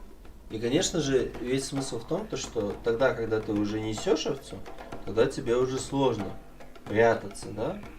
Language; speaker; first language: Russian; native; Russian